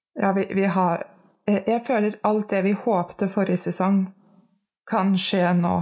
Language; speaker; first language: Norwegian; native; Norwegian